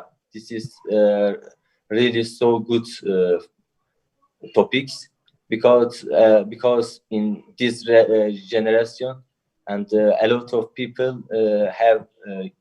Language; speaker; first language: English; non-native, learner; Turkish